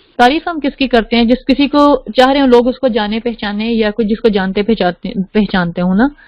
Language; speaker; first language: Urdu; native; Urdu